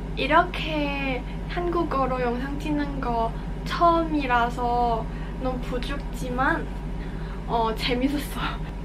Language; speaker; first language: Korean; non-native, learner; Cantonese